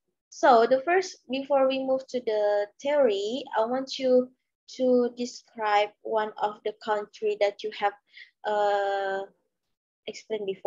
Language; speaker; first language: English; non-native, learner; Indonesian